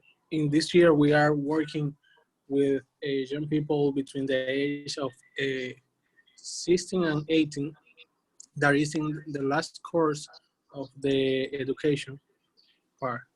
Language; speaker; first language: English; non-native, learner; Spanish